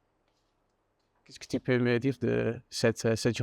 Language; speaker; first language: French; non-native, fluent; Dutch